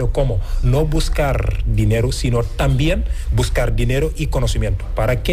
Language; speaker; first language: Spanish; non-native, fluent; Wolof